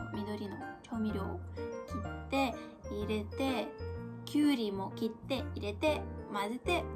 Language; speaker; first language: Japanese; non-native, fluent; Bulgarian